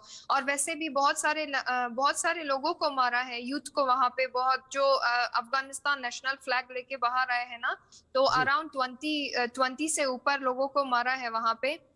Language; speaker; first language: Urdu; non-native, fluent; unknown